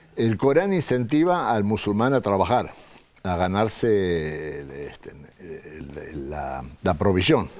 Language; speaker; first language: Spanish; native; Spanish